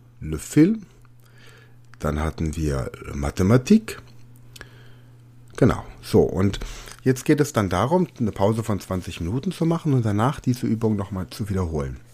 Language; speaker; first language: German; native; German